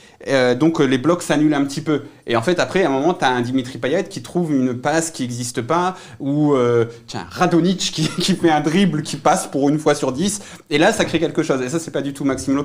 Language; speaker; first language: French; native; French